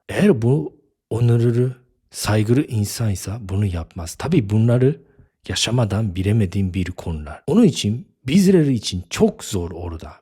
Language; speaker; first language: Turkish; non-native, fluent; Japanese